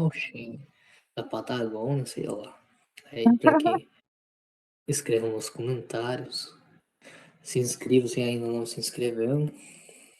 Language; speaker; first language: Portuguese; non-native, fluent; Spanish